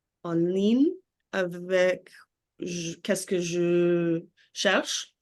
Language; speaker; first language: French; non-native, learner; English